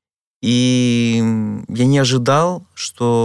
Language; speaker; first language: Russian; non-native, fluent; Greek